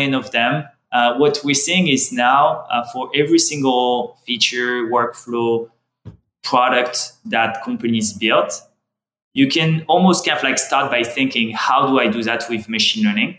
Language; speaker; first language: English; non-native, fluent; French